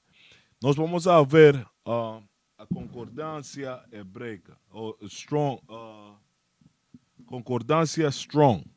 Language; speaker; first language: Portuguese; non-native, learner; Spanish